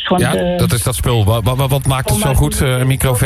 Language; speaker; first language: Dutch; native; Dutch